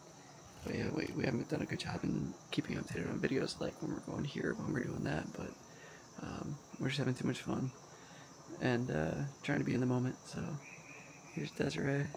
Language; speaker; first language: English; native; English